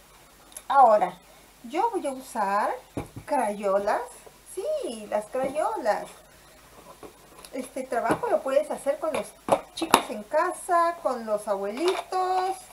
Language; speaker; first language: Spanish; native; Spanish